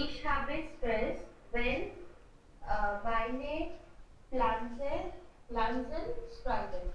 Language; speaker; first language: German; non-native, learner; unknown